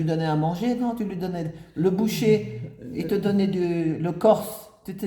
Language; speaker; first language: French; native; French